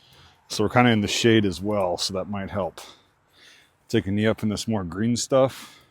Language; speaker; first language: English; native; English